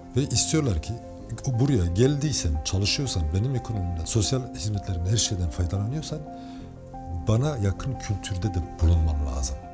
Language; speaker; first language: Turkish; early bilingual, heritage; Turkish